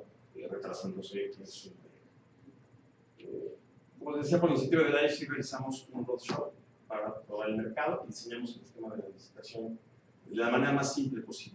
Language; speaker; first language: Spanish; native; Spanish